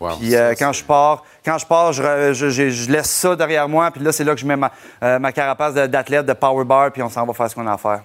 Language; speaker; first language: French; native; French